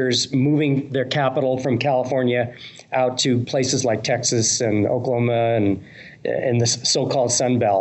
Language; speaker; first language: English; native; English